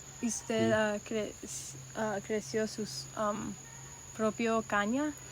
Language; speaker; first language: Spanish; non-native, learner; English